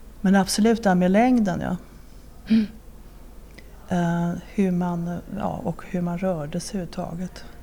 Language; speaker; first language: Swedish; native; Swedish